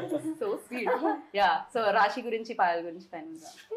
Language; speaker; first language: Telugu; native; Telugu